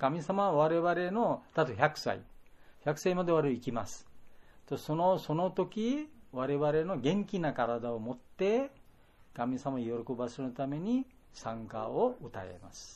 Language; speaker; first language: Japanese; non-native, fluent; Bangla